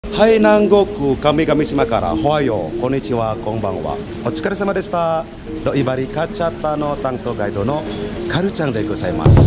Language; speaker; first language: Japanese; non-native, fluent; Indonesian